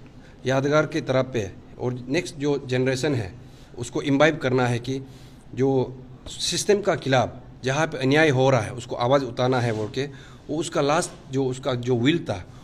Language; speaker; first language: Hindi; non-native, local second language; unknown